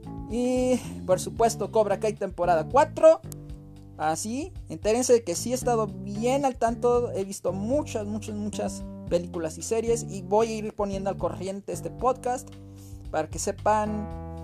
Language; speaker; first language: Spanish; native; Spanish